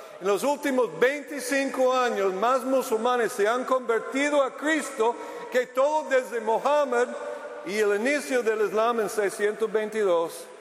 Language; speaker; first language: Spanish; non-native, fluent; English